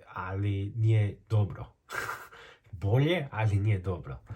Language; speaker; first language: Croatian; non-native, fluent; Korean